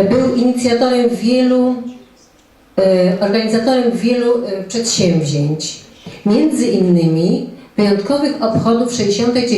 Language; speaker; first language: Polish; native; Polish